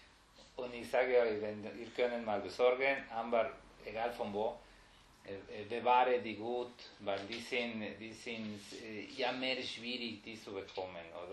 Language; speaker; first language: German; non-native, fluent; Spanish